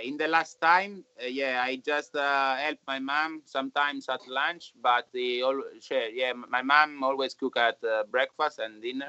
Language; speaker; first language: English; non-native, learner; Italian